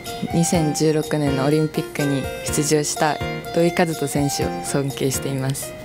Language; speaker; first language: Japanese; native; Japanese